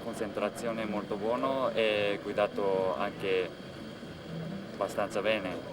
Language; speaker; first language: Italian; non-native, learner; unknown